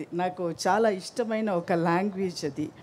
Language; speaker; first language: Telugu; non-native, learner; Tamil